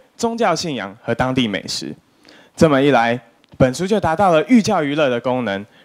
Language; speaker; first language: Chinese; native; Chinese